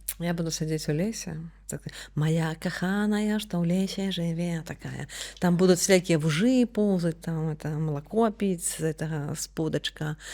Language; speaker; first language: Belarusian; non-native, local second language; Russian